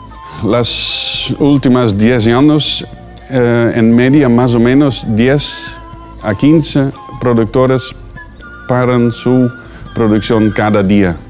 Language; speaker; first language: Spanish; non-native, learner; Dutch